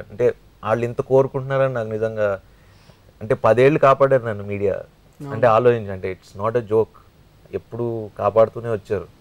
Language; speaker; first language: Telugu; native; Telugu